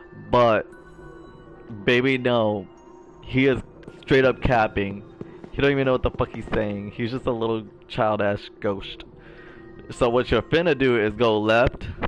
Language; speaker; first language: English; native; English